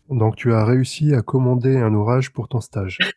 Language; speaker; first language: French; native; French